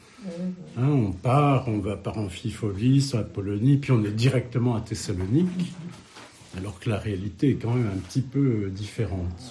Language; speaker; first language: French; native; French